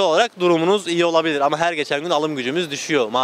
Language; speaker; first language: Turkish; native; Turkish